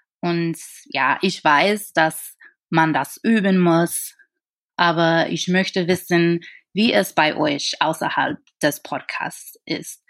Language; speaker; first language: German; non-native, learner; English